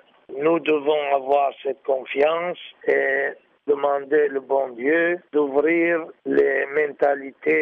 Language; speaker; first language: French; non-native, learner; Arabic